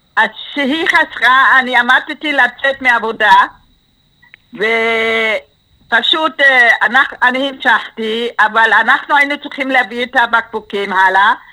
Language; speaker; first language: Hebrew; non-native, fluent; German